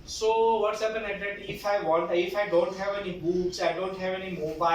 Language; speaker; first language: English; non-native, local second language; Marathi